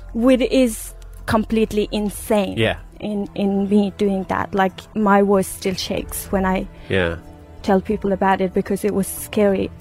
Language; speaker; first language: English; non-native, fluent; Persian